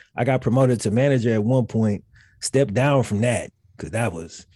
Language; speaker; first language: English; native; English